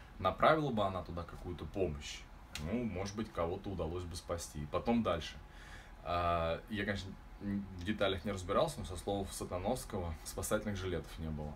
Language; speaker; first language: Russian; native; Russian